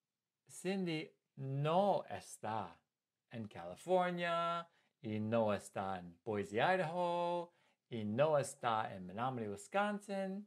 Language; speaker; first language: Spanish; non-native, fluent; English